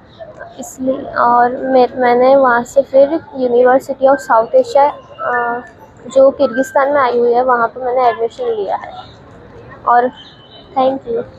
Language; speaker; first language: Hindi; non-native, local second language; Gujarati